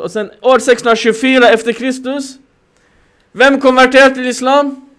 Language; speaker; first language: Swedish; non-native, fluent; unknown